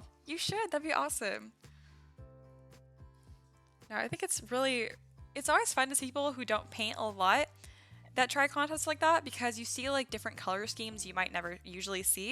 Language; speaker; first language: English; native; English